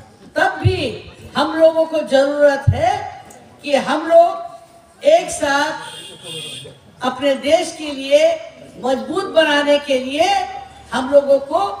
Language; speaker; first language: Hindi; non-native, local second language; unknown